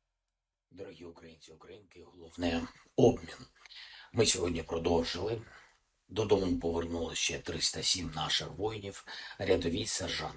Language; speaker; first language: Ukrainian; non-native, local second language; Russian